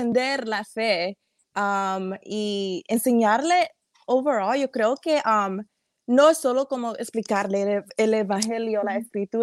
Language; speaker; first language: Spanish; early bilingual, heritage; English